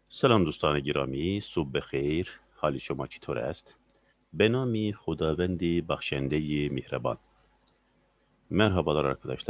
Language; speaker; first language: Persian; non-native, fluent; Turkish